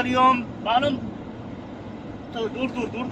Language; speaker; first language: Arabic; non-native, learner; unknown